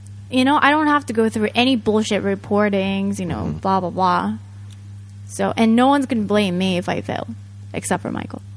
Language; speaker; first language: English; non-native, fluent; Japanese